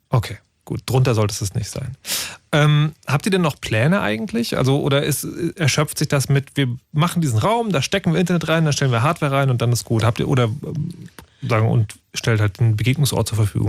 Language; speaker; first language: German; native; German